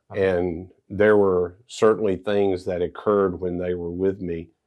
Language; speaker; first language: English; native; English